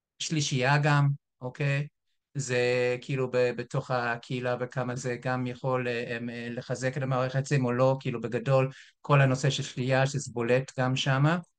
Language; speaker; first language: Hebrew; non-native, fluent; English